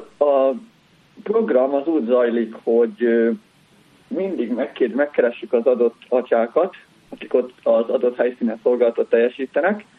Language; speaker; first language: Hungarian; native; Hungarian